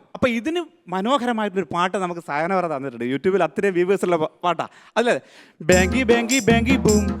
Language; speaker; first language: Malayalam; native; Malayalam